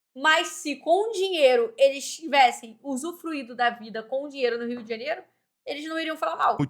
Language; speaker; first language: Portuguese; native; Portuguese